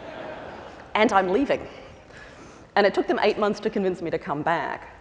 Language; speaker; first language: English; native; English